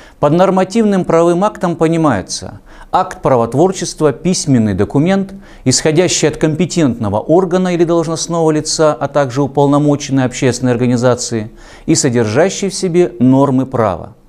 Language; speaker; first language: Russian; native; Russian